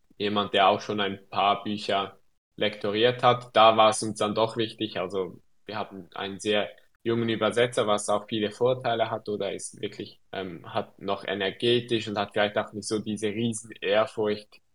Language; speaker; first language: German; non-native, local second language; Romansh